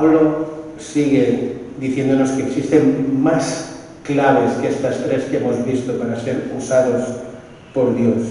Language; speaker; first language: Spanish; native; Spanish